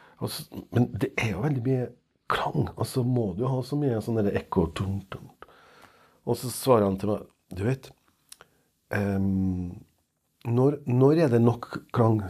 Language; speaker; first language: Norwegian; non-native, fluent; Serbian